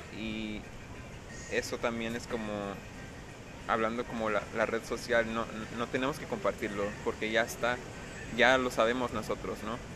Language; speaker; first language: Spanish; early bilingual, heritage; Spanish